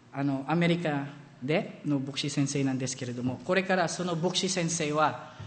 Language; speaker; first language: Japanese; non-native, fluent; Filipino